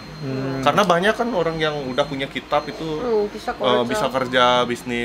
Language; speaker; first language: Indonesian; non-native, local second language; Balinese